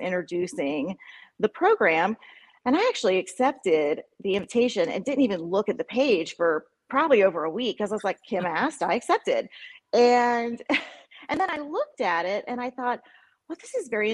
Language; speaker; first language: English; native; English